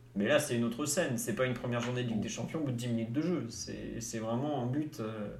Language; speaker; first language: French; native; French